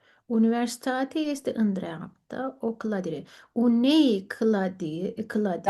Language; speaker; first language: Romanian; non-native, learner; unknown